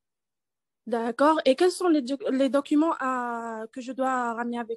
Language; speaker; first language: French; non-native, learner; Arabic